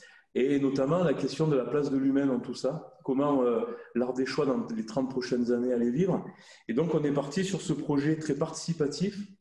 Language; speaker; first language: French; native; French